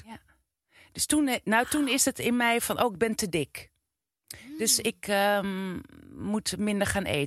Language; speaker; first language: Dutch; native; Dutch